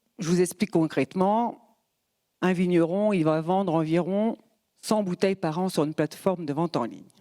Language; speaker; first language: French; early bilingual, other home language; Portuguese